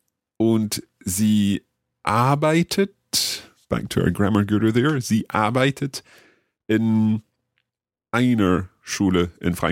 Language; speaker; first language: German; non-native, fluent; English